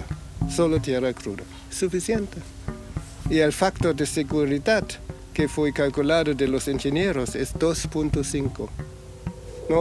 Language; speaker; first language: Spanish; non-native, fluent; German